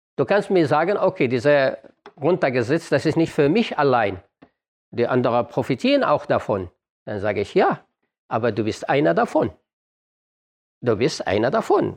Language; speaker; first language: German; non-native, fluent; Arabic